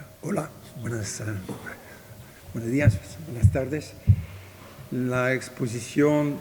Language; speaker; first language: Spanish; non-native, fluent; French